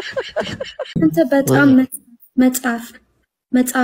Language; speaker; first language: Amharic; non-native, learner; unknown